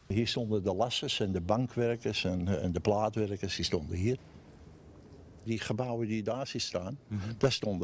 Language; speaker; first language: Dutch; native; Dutch